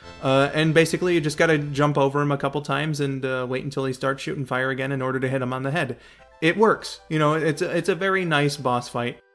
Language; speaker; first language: English; native; English